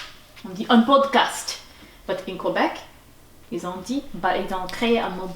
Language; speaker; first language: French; non-native, fluent; English